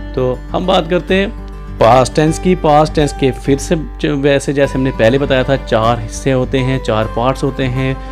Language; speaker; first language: Hindi; native; Hindi